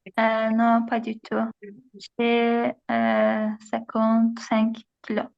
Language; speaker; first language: French; non-native, learner; Azerbaijani